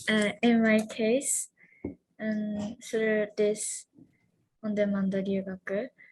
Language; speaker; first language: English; non-native, learner; Japanese